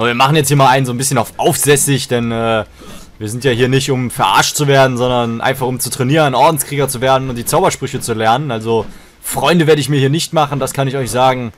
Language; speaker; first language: German; native; German